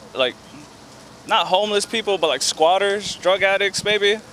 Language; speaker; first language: English; early bilingual, other home language; Spanish